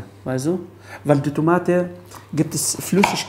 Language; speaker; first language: German; non-native, fluent; Arabic